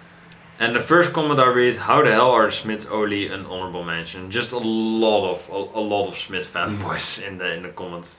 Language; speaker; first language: English; non-native, fluent; Dutch